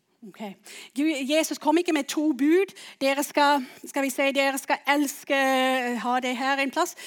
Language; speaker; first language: Norwegian; non-native, fluent; English